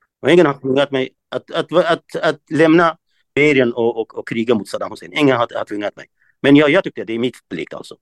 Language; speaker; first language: Swedish; non-native, fluent; Kurdish